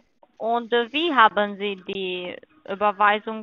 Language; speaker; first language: German; non-native, learner; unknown